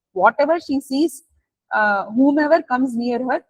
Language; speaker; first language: English; non-native, local second language; Tamil